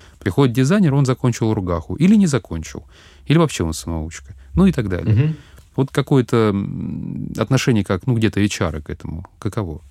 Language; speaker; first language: Russian; native; Russian